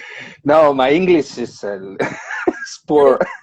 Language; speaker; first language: English; non-native, learner; Spanish